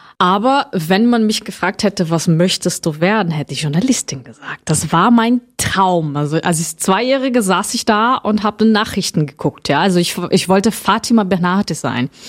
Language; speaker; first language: German; non-native, fluent; Portuguese